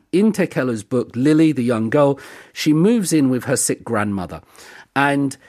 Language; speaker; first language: English; native; English